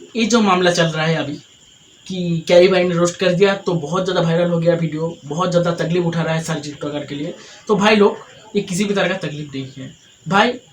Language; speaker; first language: Hindi; non-native, local second language; Bangla